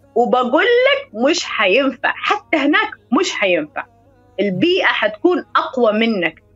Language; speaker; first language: Arabic; non-native, fluent; Somali